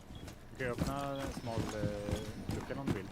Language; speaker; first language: Swedish; native; Swedish